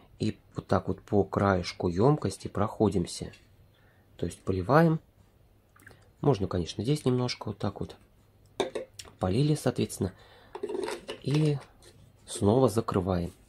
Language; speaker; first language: Russian; native; Russian